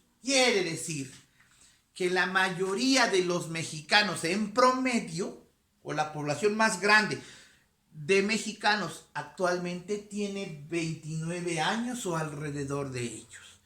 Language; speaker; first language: Spanish; native; Spanish